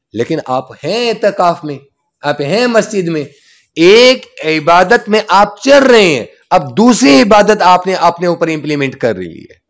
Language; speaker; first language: Urdu; non-native, local second language; Punjabi